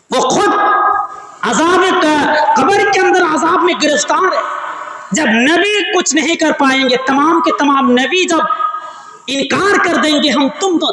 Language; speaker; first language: Urdu; non-native, local second language; Bangla